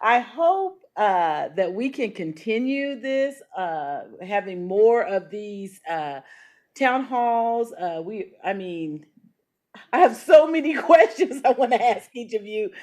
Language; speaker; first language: English; native; English